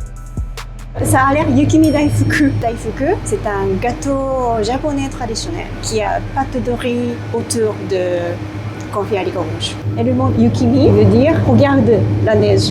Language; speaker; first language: French; non-native, learner; Japanese